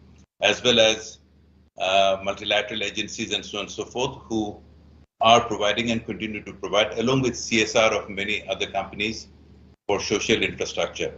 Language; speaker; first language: English; non-native, fluent; Bangla